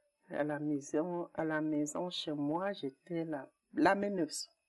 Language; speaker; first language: French; non-native, local second language; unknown